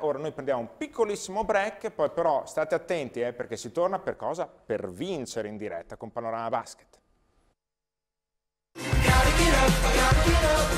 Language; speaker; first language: Italian; native; Italian